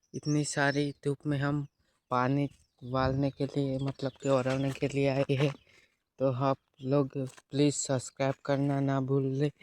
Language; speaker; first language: Hindi; non-native, local second language; Gujarati